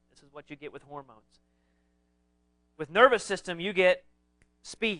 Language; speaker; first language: English; native; English